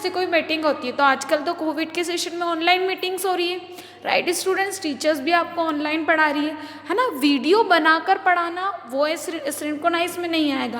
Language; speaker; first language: Hindi; native; Hindi